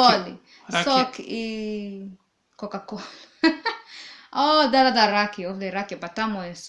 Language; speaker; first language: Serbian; non-native, learner; English